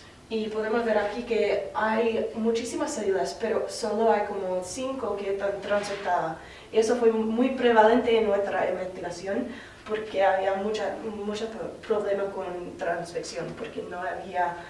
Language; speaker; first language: Spanish; non-native, fluent; English